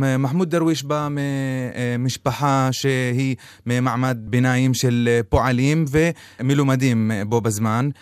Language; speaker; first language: Hebrew; non-native, local second language; Arabic